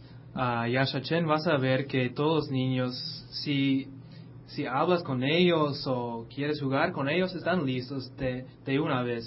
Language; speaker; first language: Spanish; non-native, fluent; English